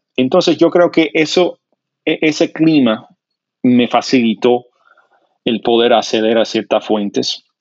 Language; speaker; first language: Spanish; non-native, fluent; English